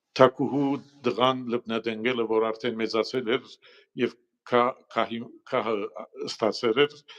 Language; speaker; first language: Armenian; early bilingual, heritage; Armenian